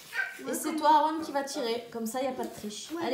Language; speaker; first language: French; native; French